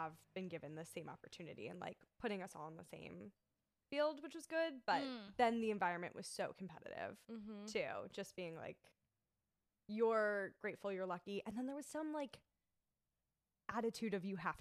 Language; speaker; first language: English; native; English